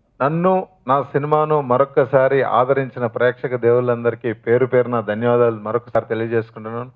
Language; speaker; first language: Telugu; native; Telugu